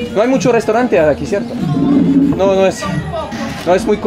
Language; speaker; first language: Spanish; non-native, fluent; French